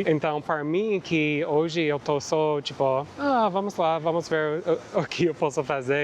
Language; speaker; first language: Portuguese; non-native, fluent; English